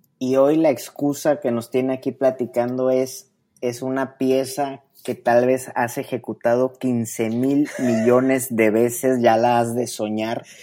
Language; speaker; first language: Spanish; native; Spanish